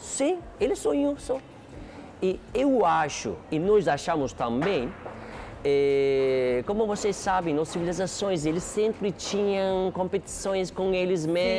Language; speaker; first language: Portuguese; non-native, learner; Turkish